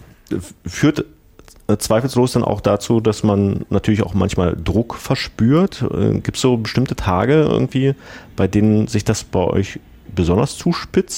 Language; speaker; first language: German; native; German